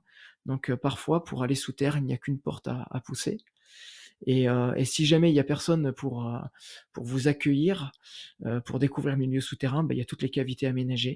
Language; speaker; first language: French; native; French